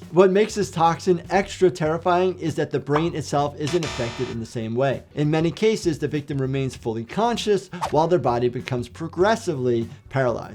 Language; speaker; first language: English; native; English